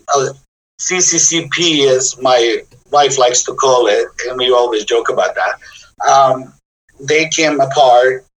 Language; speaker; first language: English; non-native, fluent; Bosnian